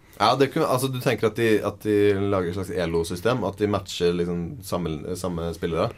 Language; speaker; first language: Norwegian; native; Norwegian